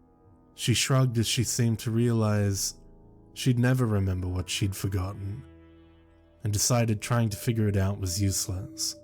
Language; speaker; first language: English; native; English